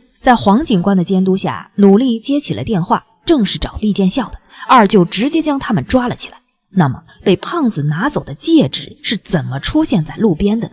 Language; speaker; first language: Chinese; native; Chinese